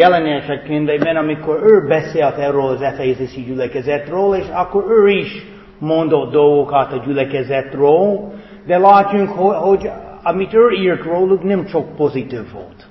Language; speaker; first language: Hungarian; non-native, fluent; English